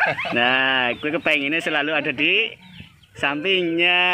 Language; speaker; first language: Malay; non-native, local second language; Javanese